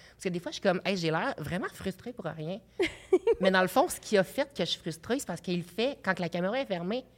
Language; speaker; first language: French; native; French